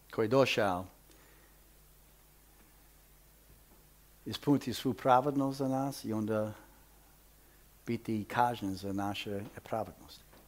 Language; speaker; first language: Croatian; early bilingual, heritage; Croatian